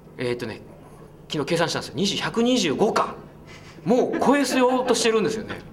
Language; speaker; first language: Japanese; native; Japanese